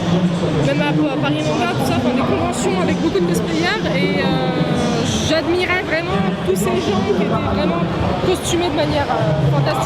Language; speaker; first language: French; native; French